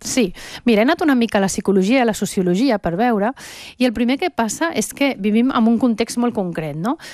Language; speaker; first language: Catalan; early bilingual, heritage; Catalan